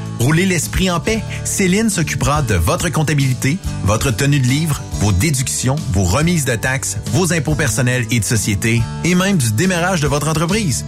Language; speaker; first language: French; native; French